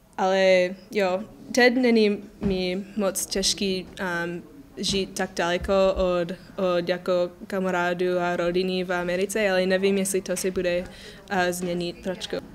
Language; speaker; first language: Czech; non-native, learner; English